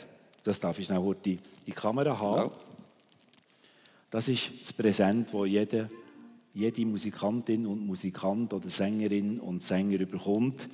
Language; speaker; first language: German; native; German